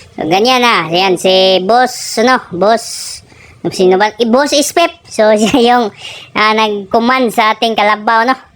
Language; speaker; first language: Filipino; native; Filipino